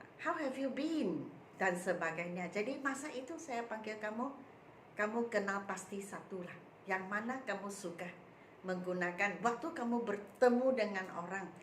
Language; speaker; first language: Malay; non-native, local second language; Min Nan Chinese